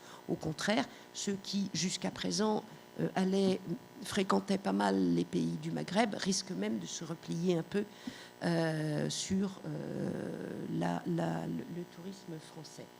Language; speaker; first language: French; native; French